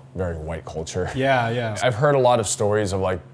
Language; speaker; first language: English; native; English